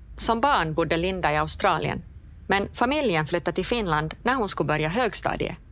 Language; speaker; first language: Swedish; native; Swedish